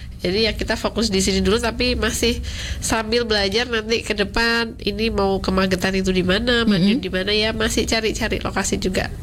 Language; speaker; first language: Indonesian; non-native, local second language; Javanese